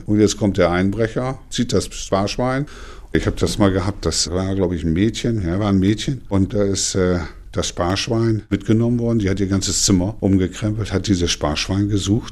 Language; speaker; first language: German; native; German